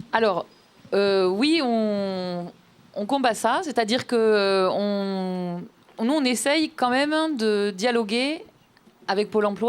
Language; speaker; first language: French; native; French